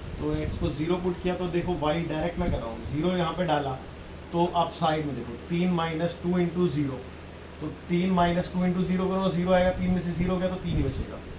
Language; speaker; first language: Hindi; native; Hindi